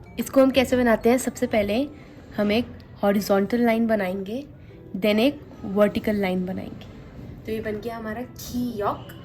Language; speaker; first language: Hindi; native; Hindi